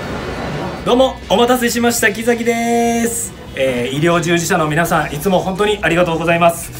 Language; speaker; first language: Japanese; native; Japanese